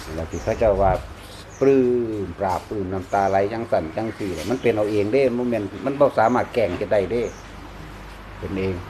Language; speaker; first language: Thai; non-native, local second language; Northeastern Thai